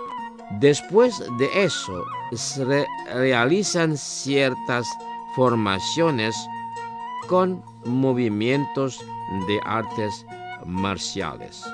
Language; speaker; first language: Spanish; non-native, fluent; Indonesian